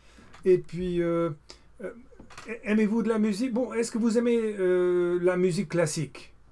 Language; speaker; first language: French; non-native, fluent; English